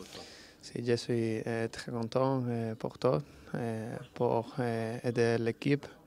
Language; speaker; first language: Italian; non-native, learner; Spanish